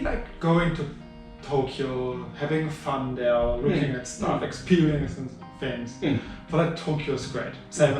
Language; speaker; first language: English; non-native, fluent; German